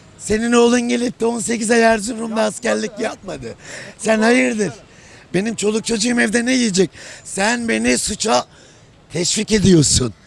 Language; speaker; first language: Turkish; native; Turkish